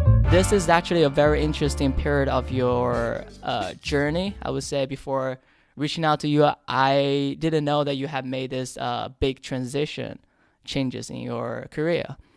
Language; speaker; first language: English; non-native, fluent; Chinese